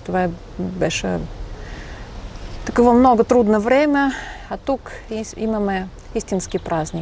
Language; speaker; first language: Bulgarian; non-native, fluent; Russian